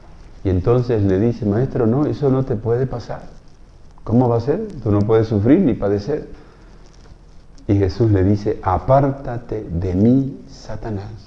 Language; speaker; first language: Spanish; native; Spanish